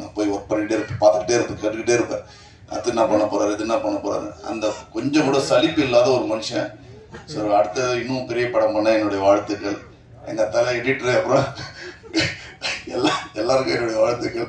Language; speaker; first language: Tamil; native; Tamil